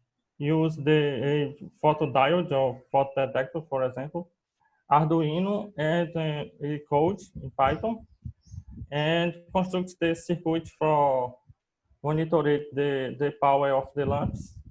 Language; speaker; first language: English; non-native, learner; Portuguese